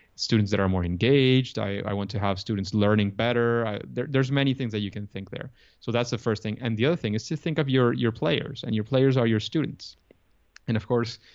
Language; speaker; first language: English; non-native, fluent; Spanish